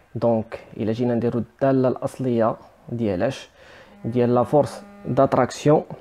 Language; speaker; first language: French; non-native, local second language; Arabic